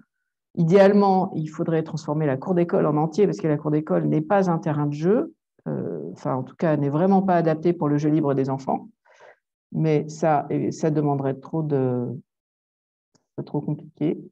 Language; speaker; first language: French; native; French